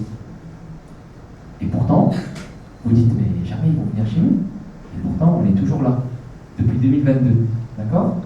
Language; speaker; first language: French; native; French